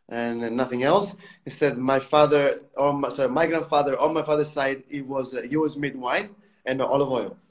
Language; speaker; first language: English; non-native, fluent; Italian